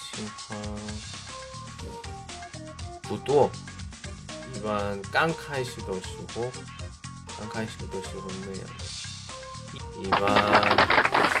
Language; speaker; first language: Chinese; non-native, learner; Korean